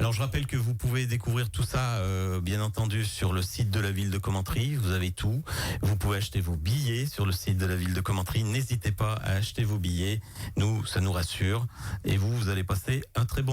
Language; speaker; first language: French; native; French